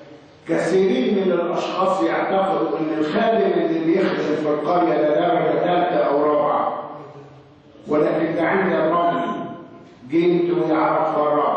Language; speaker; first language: Arabic; native; Arabic